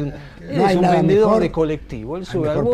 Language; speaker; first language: Spanish; native; Spanish